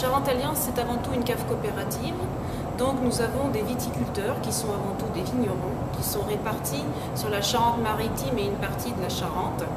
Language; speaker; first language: French; native; French